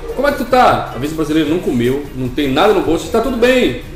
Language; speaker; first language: Portuguese; native; Portuguese